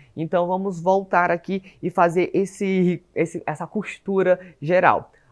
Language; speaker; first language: Portuguese; native; Portuguese